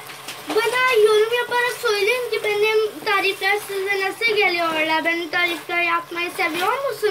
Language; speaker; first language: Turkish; non-native, learner; Urdu